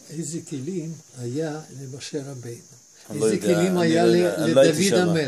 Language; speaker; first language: Hebrew; non-native, fluent; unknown